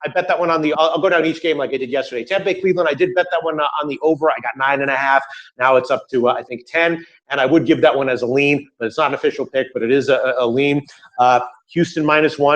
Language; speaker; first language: English; native; English